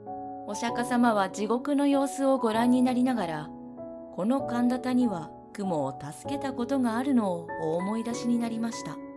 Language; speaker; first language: Japanese; native; Japanese